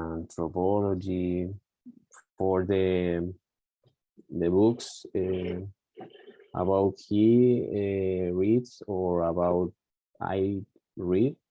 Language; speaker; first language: English; non-native, learner; Spanish